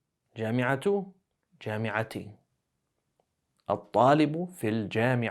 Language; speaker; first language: Arabic; non-native, fluent; English